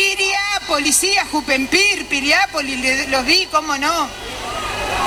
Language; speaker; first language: Spanish; native; Spanish